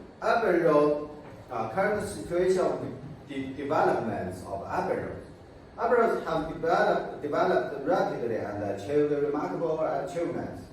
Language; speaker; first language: English; non-native, fluent; Chinese